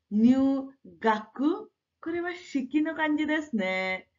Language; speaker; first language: Japanese; non-native, fluent; Marathi